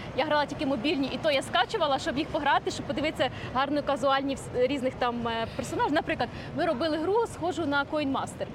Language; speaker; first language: Ukrainian; native; Ukrainian